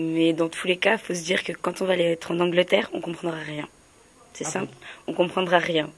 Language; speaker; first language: French; native; French